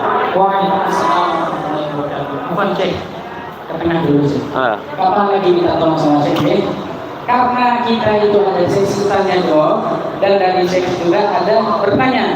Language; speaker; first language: Malay; native; Malay